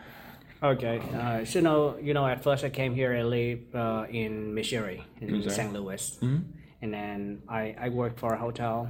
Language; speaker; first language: English; non-native, learner; Vietnamese